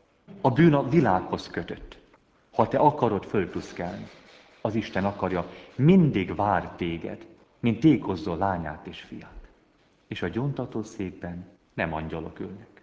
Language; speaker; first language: Hungarian; native; Hungarian